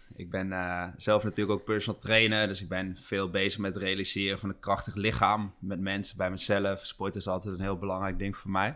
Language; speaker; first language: Dutch; native; Dutch